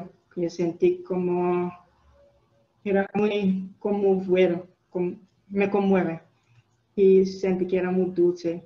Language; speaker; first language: Spanish; non-native, fluent; English